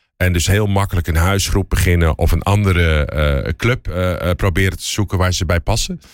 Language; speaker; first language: Dutch; native; Dutch